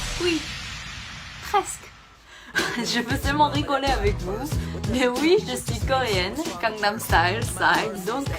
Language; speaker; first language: French; non-native, fluent; Korean